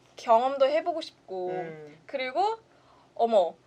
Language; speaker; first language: Korean; non-native, fluent; Thai